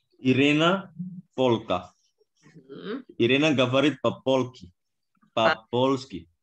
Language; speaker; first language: Russian; non-native, learner; Indonesian